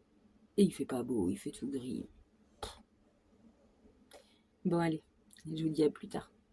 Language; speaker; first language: French; native; French